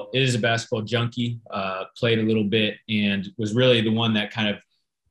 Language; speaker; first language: English; native; English